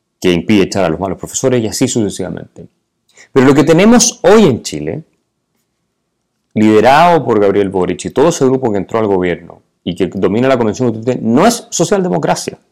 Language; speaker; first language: Spanish; native; Spanish